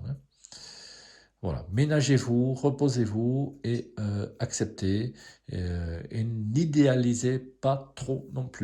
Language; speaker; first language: French; native; French